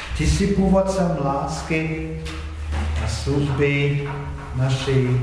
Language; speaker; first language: Czech; non-native, fluent; German